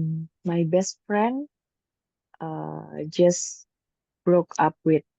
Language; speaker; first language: English; non-native, learner; Indonesian